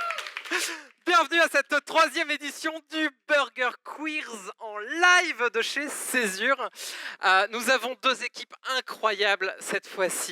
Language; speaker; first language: French; native; French